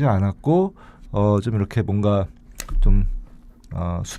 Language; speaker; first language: Korean; native; Korean